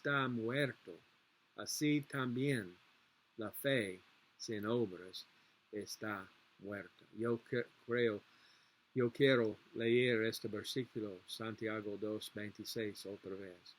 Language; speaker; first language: Spanish; non-native, learner; English